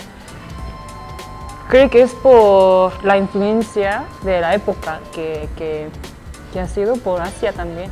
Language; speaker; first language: Spanish; non-native, fluent; Japanese